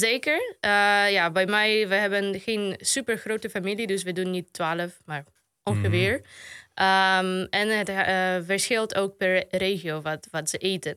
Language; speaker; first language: Dutch; non-native, fluent; Polish